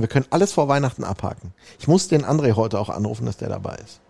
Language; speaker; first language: German; native; German